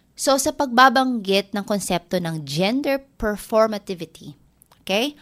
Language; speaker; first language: Filipino; non-native, local second language; Waray